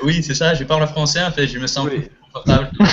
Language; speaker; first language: French; non-native, fluent; Russian